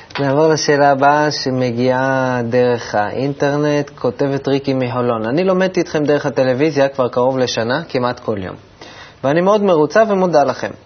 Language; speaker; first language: Hebrew; native; Hebrew